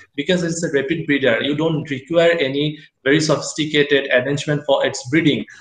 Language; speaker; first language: English; non-native, local second language; Assamese